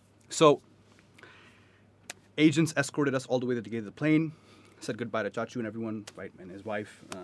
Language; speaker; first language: English; early bilingual, other home language; Urdu